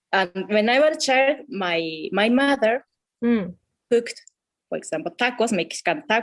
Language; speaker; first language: English; non-native, fluent; Japanese